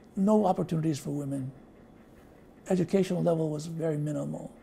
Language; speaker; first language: English; native; English